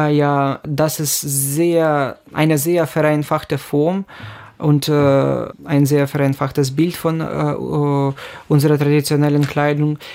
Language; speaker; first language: German; non-native, fluent; Ukrainian